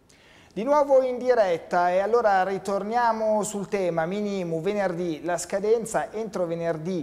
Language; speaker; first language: Italian; native; Italian